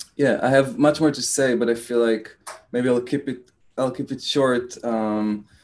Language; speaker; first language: English; non-native, fluent; Hebrew